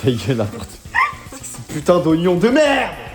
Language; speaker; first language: French; native; French